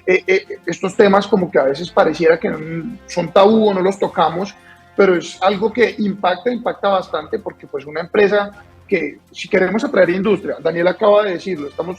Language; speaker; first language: Spanish; native; Spanish